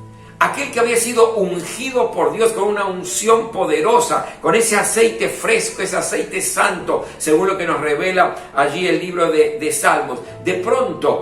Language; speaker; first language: Spanish; native; Spanish